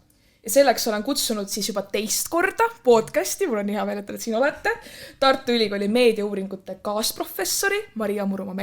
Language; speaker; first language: Estonian; native; Estonian